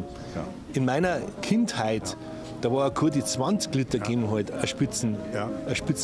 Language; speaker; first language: German; native; German